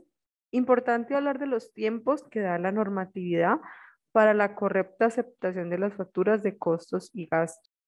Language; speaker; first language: Spanish; native; Spanish